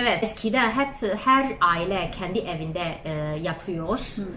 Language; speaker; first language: Turkish; non-native, fluent; Chinese